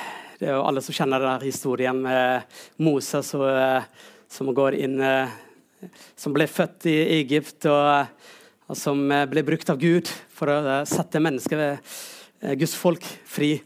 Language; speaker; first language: Norwegian; non-native, fluent; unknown